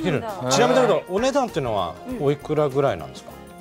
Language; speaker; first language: Japanese; native; Japanese